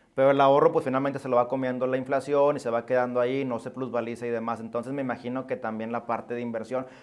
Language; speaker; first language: Spanish; native; Spanish